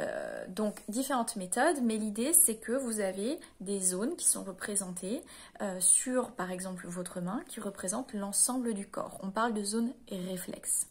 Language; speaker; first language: French; native; French